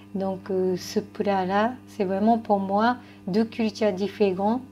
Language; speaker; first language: French; non-native, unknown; Japanese